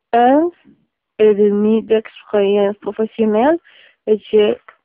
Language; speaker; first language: French; non-native, learner; Spanish